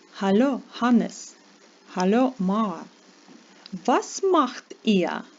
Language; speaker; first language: German; non-native, fluent; Ukrainian